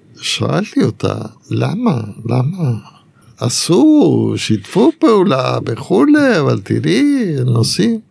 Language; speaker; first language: Hebrew; non-native, fluent; Spanish